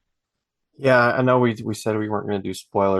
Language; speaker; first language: English; native; English